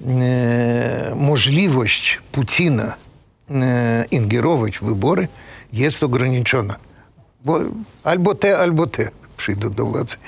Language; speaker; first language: Polish; non-native, fluent; Russian